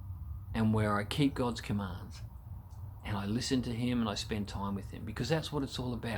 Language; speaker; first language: English; native; English